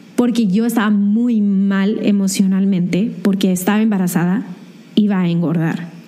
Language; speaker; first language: Spanish; native; Spanish